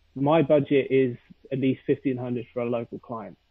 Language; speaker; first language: English; native; English